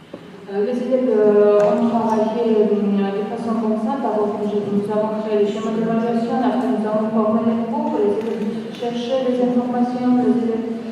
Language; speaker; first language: French; non-native, fluent; Georgian